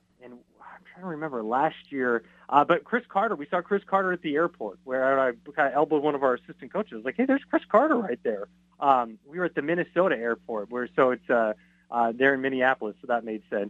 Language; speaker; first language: English; native; English